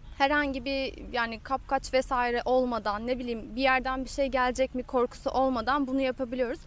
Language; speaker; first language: Turkish; native; Turkish